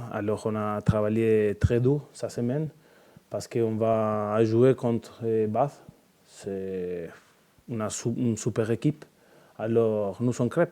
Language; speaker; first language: French; non-native, learner; Spanish